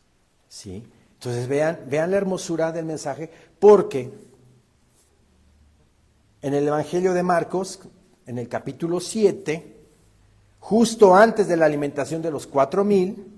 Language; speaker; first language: Spanish; native; Spanish